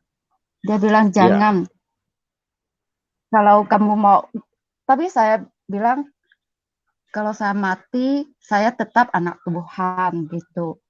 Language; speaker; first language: Indonesian; non-native, learner; Cantonese